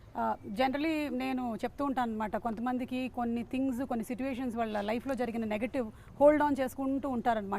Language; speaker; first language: Telugu; native; Telugu